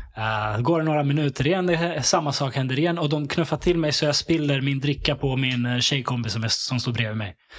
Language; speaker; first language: Swedish; early bilingual, other home language; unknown